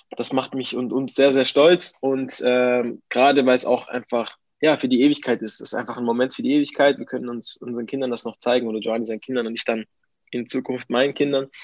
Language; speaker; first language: German; early bilingual, other home language; Italian